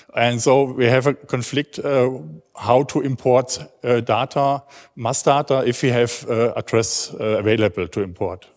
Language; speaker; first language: English; non-native, learner; German